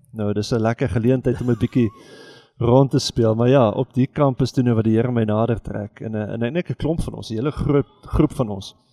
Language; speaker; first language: Afrikaans; native; Afrikaans